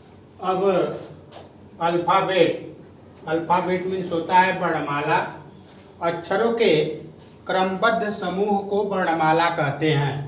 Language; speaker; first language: Hindi; native; Hindi